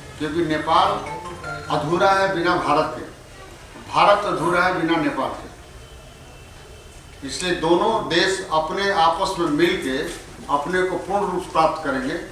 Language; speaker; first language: Hindi; native; Hindi